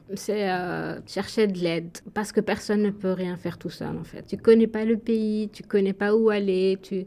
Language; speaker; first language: French; non-native, local second language; Arabic